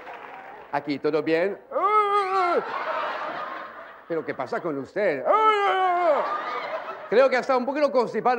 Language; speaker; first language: Spanish; non-native, learner; French